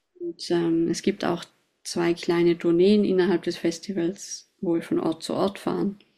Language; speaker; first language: German; native; German